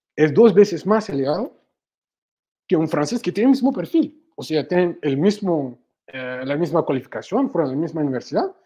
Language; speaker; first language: Spanish; non-native, fluent; Wolof